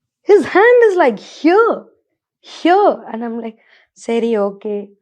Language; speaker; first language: English; non-native, local second language; Tamil